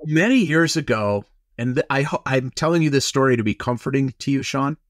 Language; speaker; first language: English; native; English